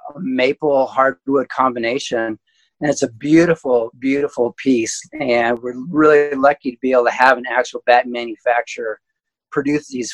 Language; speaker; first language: English; native; English